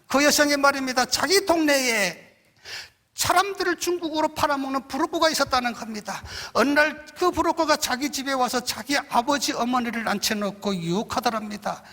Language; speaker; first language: Korean; native; Korean